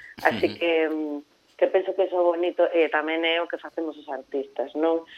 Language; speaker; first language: Galician; non-native, local second language; Spanish